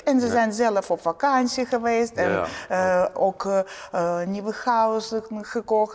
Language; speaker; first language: Dutch; non-native, learner; Ukrainian